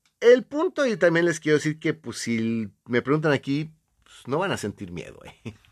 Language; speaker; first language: Spanish; native; Spanish